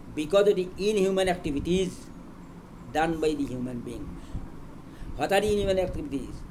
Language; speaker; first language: English; non-native, local second language; Assamese